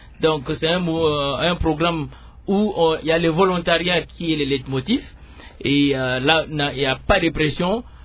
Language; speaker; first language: French; non-native, local second language; Lingala